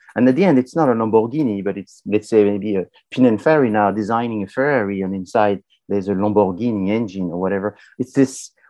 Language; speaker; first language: English; non-native, fluent; French